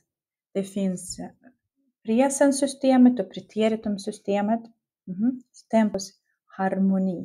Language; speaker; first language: Swedish; non-native, fluent; Russian